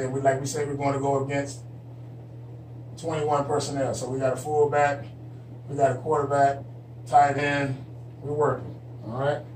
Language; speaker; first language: English; native; English